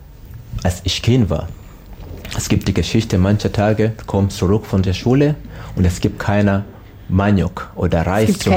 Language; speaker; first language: German; non-native, learner; Swahili